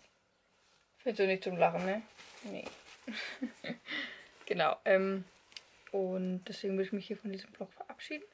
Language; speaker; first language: German; native; German